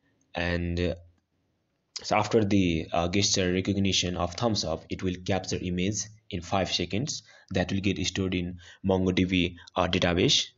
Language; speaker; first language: English; non-native, fluent; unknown